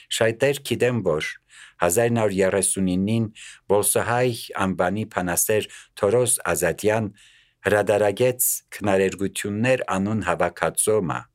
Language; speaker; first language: Armenian; native; Armenian